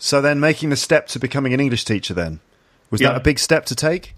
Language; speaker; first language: English; native; English